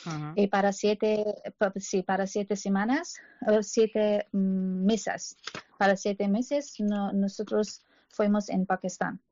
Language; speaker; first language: Spanish; non-native, learner; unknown